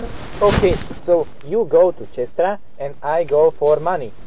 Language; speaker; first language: English; non-native, learner; Slovak